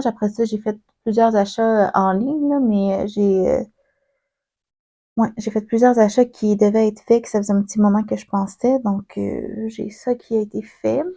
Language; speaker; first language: French; native; French